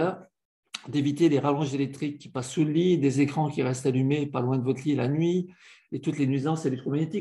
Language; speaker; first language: French; native; French